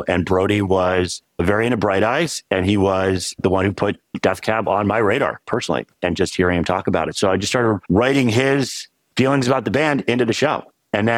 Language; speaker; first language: English; native; English